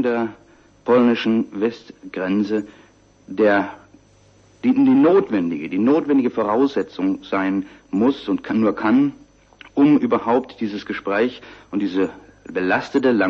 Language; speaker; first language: German; native; German